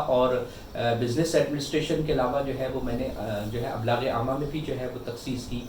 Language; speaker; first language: Urdu; non-native, local second language; Northern Hindko